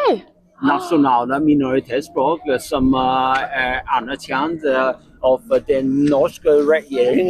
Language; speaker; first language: Norwegian; non-native, learner; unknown